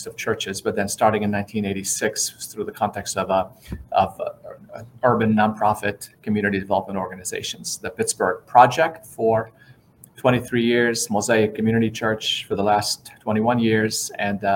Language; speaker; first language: English; non-native, fluent; Arabic